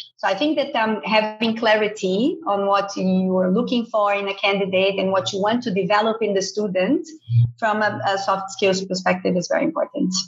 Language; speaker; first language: English; non-native, fluent; Portuguese